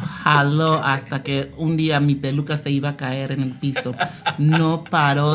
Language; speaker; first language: Spanish; early bilingual, heritage; Spanish